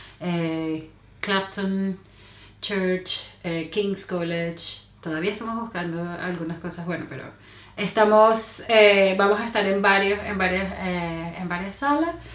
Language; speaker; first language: Spanish; native; Spanish